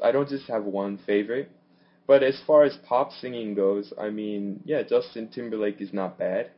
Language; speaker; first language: English; native; English